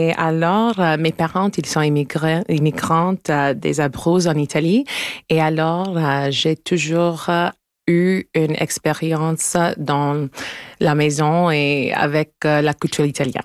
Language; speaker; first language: French; non-native, local second language; English